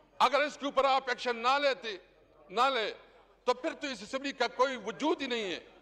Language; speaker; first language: Urdu; non-native, local second language; Pashto